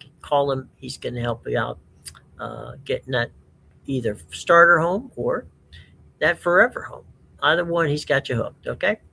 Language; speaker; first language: English; native; English